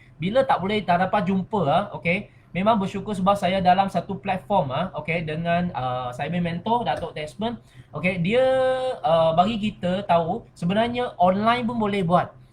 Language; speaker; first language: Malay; non-native, local second language; Chinese